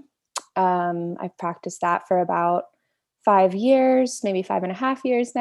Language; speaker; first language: English; native; English